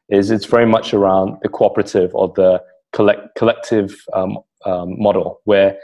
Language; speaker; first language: English; native; English